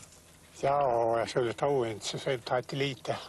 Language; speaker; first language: Swedish; native; Swedish